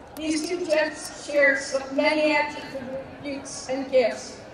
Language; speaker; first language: English; native; English